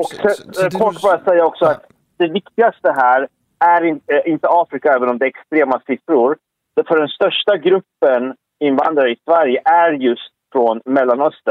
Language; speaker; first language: Swedish; early bilingual, other home language; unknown